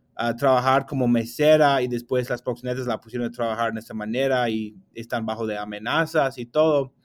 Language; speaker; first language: Spanish; non-native, fluent; English